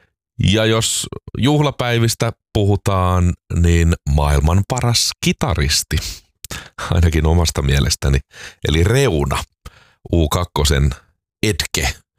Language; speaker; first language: Finnish; native; Finnish